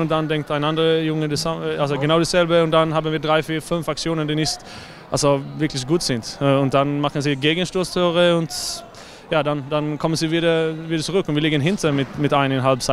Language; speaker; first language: German; non-native, fluent; Swedish